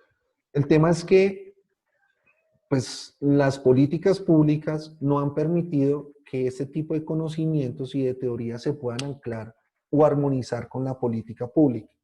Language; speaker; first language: Spanish; native; Spanish